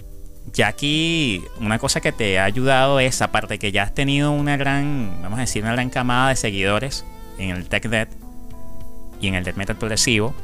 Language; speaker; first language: Spanish; native; Spanish